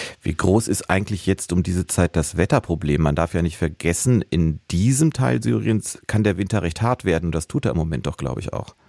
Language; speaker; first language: German; native; German